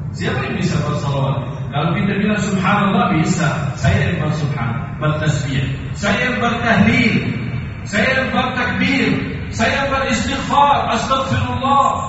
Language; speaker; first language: Indonesian; non-native, fluent; Arabic